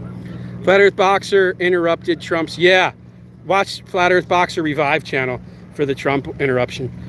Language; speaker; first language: English; native; English